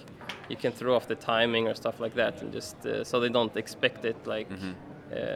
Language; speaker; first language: English; non-native, fluent; Swedish